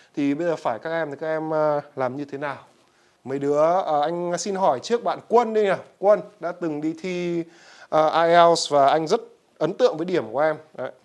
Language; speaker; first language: Vietnamese; native; Vietnamese